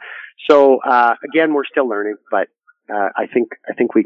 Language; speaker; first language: English; native; English